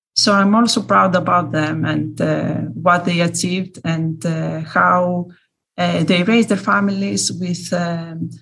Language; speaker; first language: English; non-native, fluent; Greek